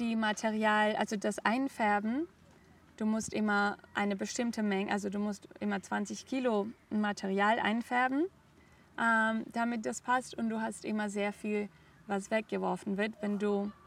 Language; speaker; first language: German; non-native, fluent; Spanish